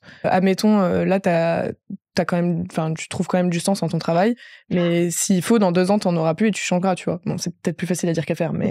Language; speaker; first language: French; native; French